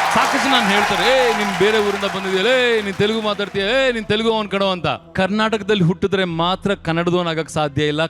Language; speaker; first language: Kannada; non-native, local second language; Telugu